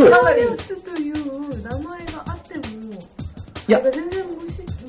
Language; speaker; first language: Japanese; non-native, fluent; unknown